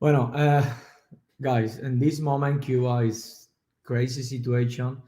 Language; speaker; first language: English; non-native, learner; Spanish